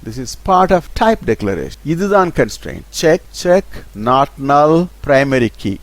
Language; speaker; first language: English; non-native, local second language; Tamil